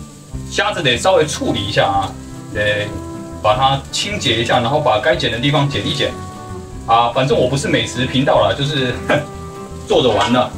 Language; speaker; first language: Chinese; native; Chinese